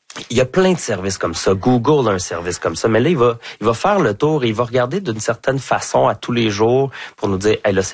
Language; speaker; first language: French; native; French